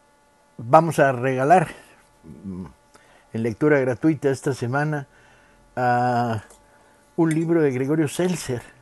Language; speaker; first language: Spanish; native; Spanish